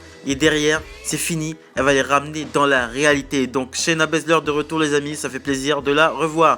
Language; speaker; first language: French; native; French